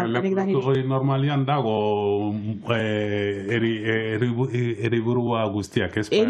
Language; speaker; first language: Basque; non-native, local second language; Spanish